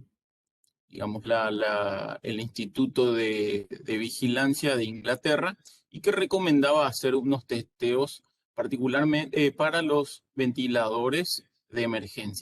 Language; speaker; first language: Spanish; native; Spanish